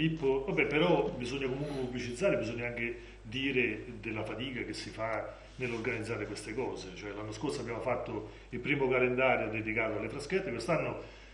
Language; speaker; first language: Italian; native; Italian